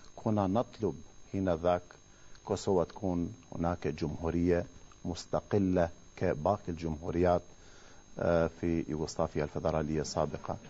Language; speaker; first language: Arabic; non-native, fluent; Albanian